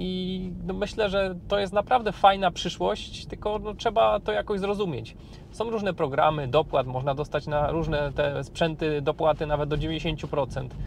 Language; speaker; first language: Polish; native; Polish